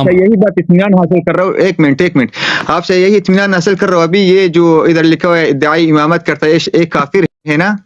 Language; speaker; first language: Urdu; non-native, fluent; Persian